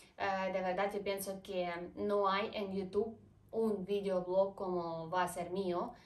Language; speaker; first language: Spanish; non-native, fluent; Ukrainian